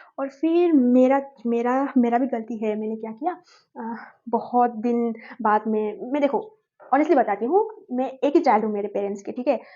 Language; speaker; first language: Hindi; non-native, local second language; Nepali